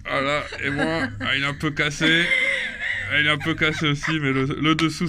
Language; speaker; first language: French; native; French